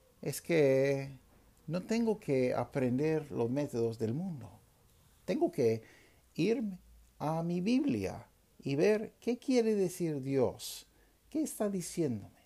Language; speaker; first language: Spanish; non-native, fluent; English